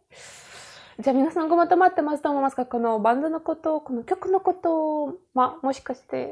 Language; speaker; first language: Japanese; non-native, learner; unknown